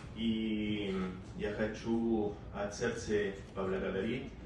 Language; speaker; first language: Russian; non-native, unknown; Spanish